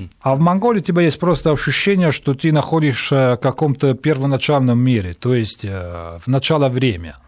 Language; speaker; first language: Russian; non-native, fluent; Italian